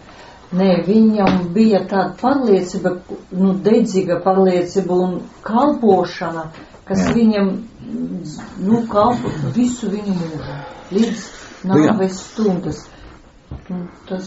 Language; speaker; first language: Latvian; non-native, local second language; Russian